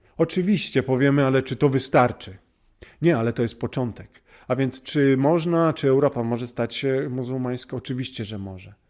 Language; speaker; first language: Polish; native; Polish